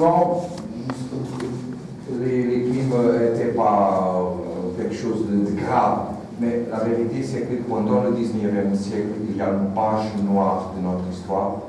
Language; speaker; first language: French; non-native, fluent; Portuguese